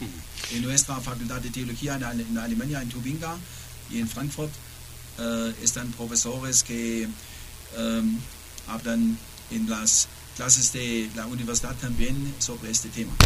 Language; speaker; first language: Spanish; non-native, learner; German